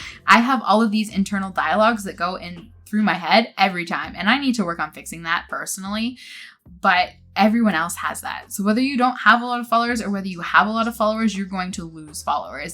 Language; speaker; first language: English; native; English